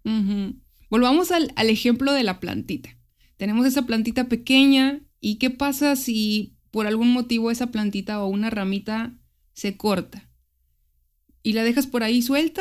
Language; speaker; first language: Spanish; native; Spanish